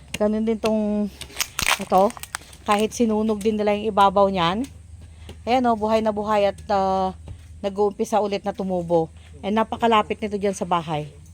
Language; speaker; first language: Filipino; non-native, local second language; Pangasinan